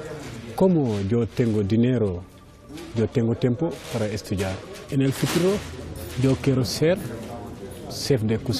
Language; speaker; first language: Spanish; non-native, learner; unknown